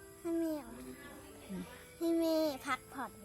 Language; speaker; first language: Thai; native; Thai